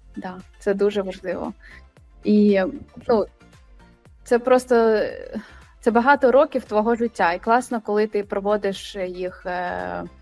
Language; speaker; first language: Ukrainian; non-native, local second language; Russian